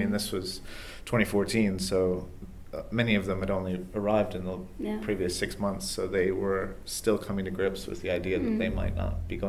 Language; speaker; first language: English; native; English